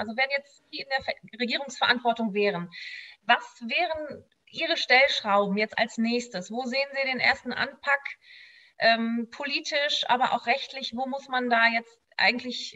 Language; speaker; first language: German; native; German